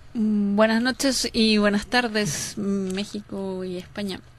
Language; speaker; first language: Spanish; native; Spanish